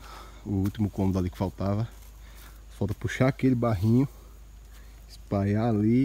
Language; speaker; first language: Portuguese; native; Portuguese